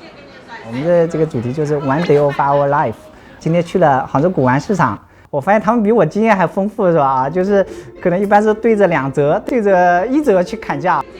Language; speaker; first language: Chinese; native; Chinese